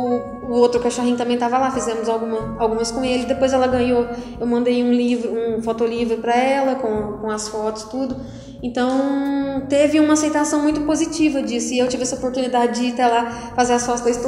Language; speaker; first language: Portuguese; native; Portuguese